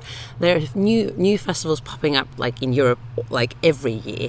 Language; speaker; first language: English; non-native, fluent; Finnish